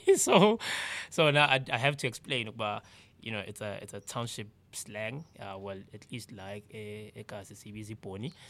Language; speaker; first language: English; non-native, local second language; Zulu